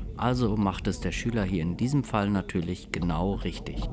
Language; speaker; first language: German; native; German